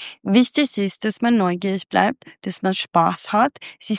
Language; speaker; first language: German; non-native, fluent; Swedish